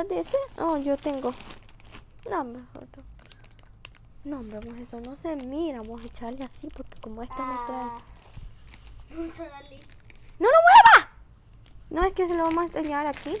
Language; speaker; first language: Spanish; native; Spanish